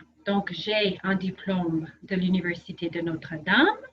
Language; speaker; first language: French; non-native, fluent; English